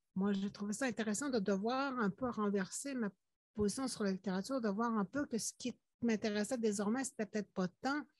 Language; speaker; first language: French; native; French